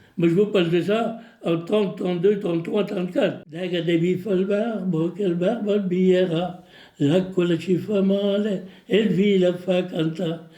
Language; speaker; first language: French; early bilingual, other home language; Italian